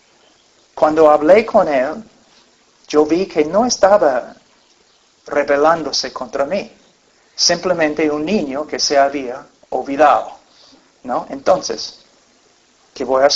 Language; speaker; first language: Spanish; non-native, fluent; English